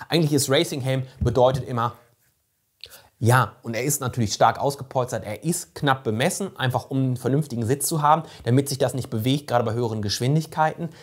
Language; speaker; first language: German; native; German